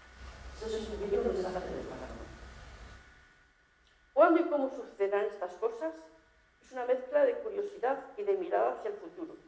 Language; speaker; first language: Spanish; native; Spanish